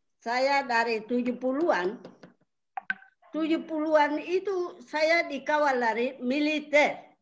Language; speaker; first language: Indonesian; non-native, local second language; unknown